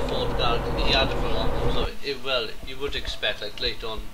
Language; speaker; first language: English; native; English